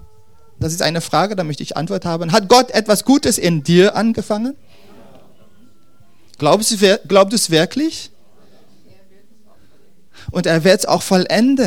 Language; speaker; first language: German; non-native, fluent; Dutch